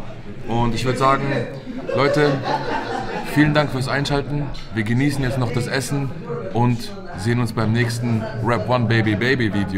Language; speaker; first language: German; native; German